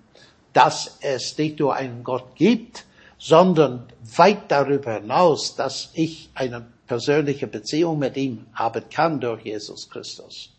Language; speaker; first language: German; non-native, fluent; English